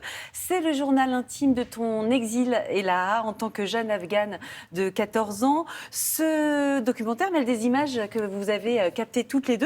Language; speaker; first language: French; native; French